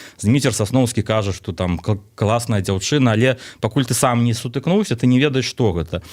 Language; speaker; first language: Belarusian; non-native, local second language; Russian